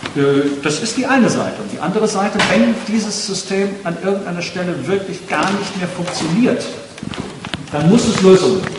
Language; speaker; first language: German; native; German